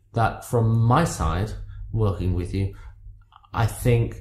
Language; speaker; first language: English; native; English